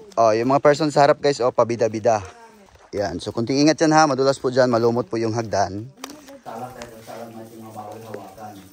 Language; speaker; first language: Filipino; non-native, local second language; Cebuano